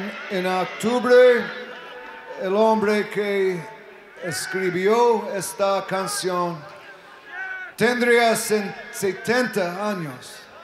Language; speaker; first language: Spanish; non-native, learner; English